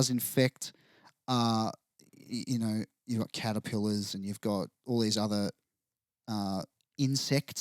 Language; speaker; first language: English; native; English